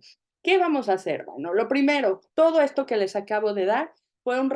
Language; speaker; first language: Spanish; native; Spanish